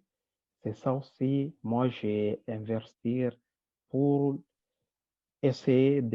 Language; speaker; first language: French; non-native, local second language; Rundi